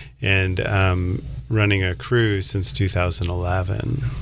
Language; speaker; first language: English; native; English